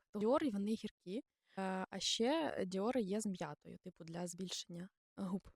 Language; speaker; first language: Ukrainian; non-native, local second language; Russian